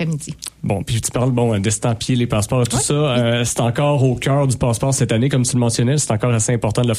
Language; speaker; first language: French; native; French